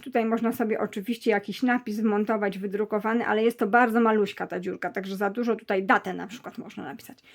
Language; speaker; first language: Polish; native; Polish